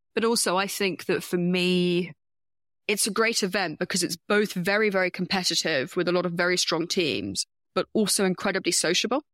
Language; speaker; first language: English; native; English